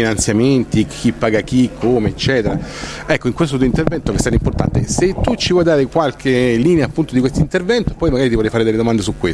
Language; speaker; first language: Italian; native; Italian